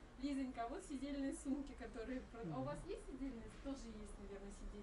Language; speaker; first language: Russian; native; Russian